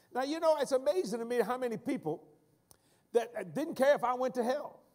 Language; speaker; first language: English; native; English